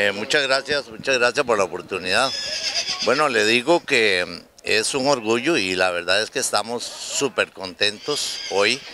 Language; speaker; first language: Spanish; native; Spanish